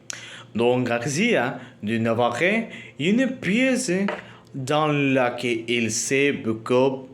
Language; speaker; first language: French; non-native, learner; Spanish